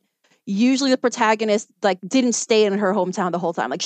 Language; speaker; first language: English; native; English